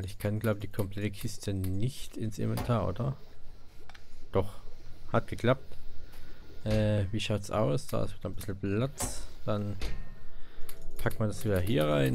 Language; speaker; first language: German; native; German